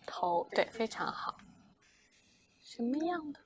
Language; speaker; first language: Chinese; non-native, fluent; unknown